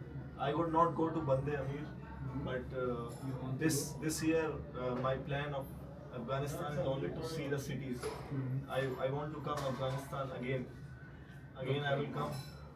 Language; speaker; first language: English; non-native, local second language; Hindi